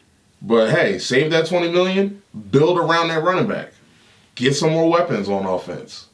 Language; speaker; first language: English; native; English